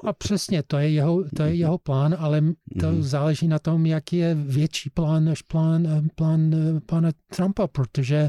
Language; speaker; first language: Czech; non-native, fluent; English